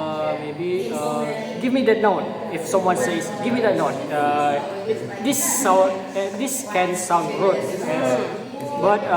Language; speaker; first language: English; non-native, learner; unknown